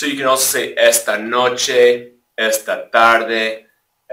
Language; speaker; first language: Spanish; non-native, fluent; English